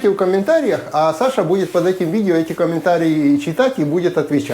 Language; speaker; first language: Russian; native; Russian